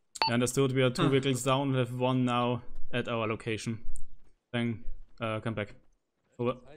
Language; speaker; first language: English; non-native, fluent; German